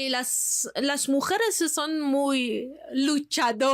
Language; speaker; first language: Spanish; non-native, fluent; Persian